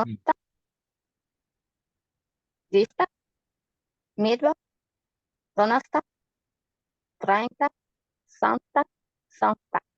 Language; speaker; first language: German; non-native, learner; Spanish